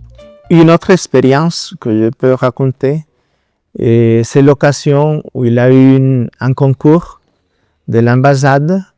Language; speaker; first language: French; non-native, fluent; Spanish